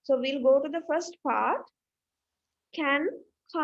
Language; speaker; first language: English; non-native, fluent; Sinhala